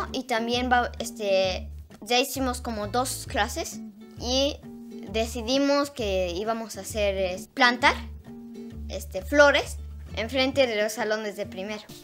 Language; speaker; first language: Spanish; early bilingual, heritage; Spanish